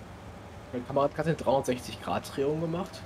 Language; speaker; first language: German; native; German